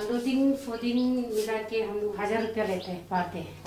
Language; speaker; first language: Hindi; non-native, local second language; Nyishi